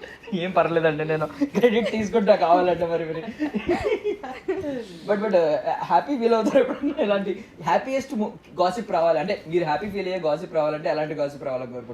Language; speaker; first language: Telugu; native; Telugu